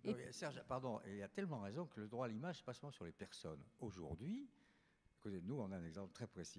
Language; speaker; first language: French; native; French